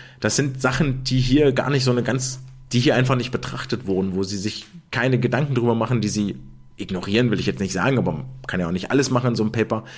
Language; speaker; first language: German; native; German